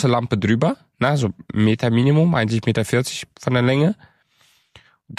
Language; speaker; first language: German; early bilingual, other home language; Romanian